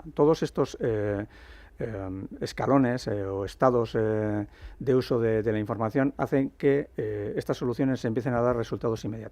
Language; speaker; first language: Spanish; native; Spanish